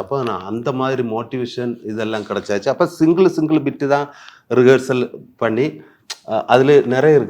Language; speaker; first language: Tamil; non-native, learner; Malayalam